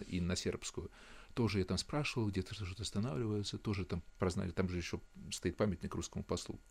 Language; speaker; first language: Russian; native; Russian